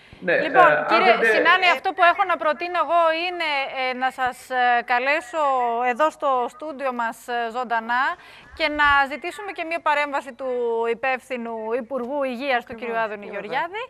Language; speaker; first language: Greek; native; Greek